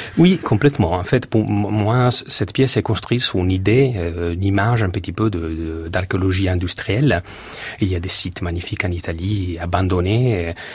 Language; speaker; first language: French; non-native, fluent; Italian